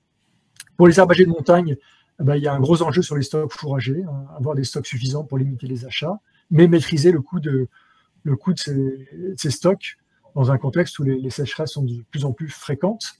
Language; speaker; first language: French; native; French